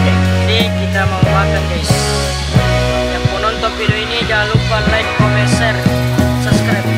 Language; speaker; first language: Indonesian; non-native, local second language; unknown